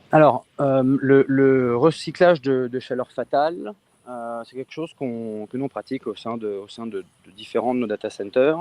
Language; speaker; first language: French; native; French